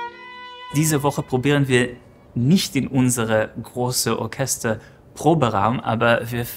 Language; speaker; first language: German; non-native, fluent; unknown